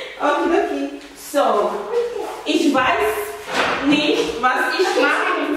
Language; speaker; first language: German; non-native, learner; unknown